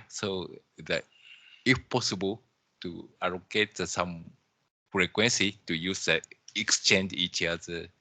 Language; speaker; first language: English; non-native, learner; Japanese